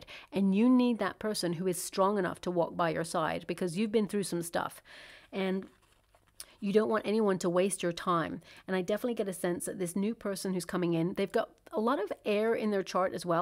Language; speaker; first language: English; native; English